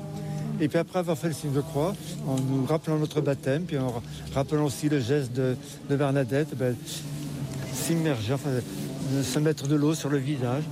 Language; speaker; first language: French; native; French